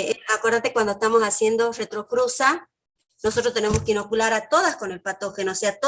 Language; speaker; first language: Spanish; native; Spanish